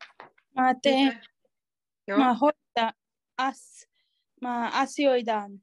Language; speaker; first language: Finnish; non-native, learner; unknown